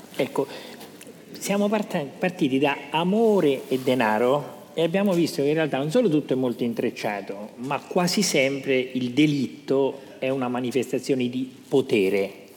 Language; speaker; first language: Italian; native; Italian